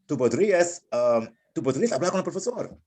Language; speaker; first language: Spanish; non-native, fluent; English